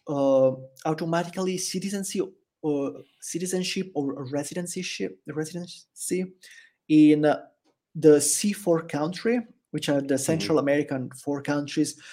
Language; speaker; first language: English; non-native, fluent; Italian